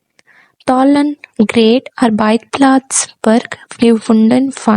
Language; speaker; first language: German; non-native, fluent; Urdu